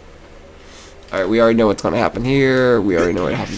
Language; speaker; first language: English; native; English